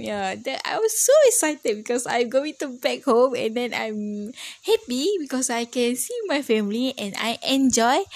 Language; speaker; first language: English; non-native, learner; Malay